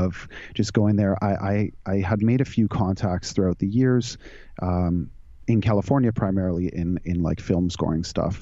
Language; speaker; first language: English; native; English